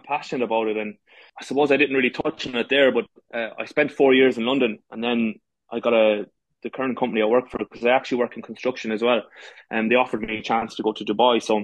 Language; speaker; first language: English; native; English